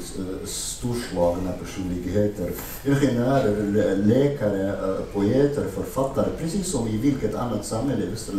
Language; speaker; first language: Swedish; non-native, fluent; Arabic